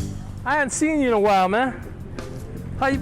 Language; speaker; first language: English; native; English